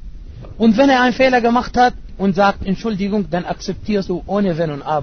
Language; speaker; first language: German; non-native, fluent; Arabic